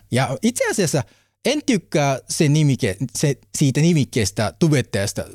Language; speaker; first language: Finnish; non-native, learner; Japanese